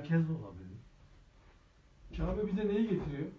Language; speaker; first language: Turkish; native; Turkish